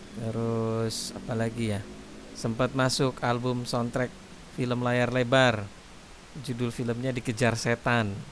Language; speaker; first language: Indonesian; native; Indonesian